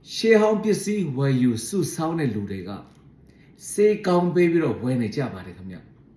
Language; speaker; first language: Burmese; non-native, local second language; Shan